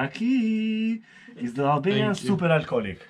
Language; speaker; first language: English; non-native, learner; Albanian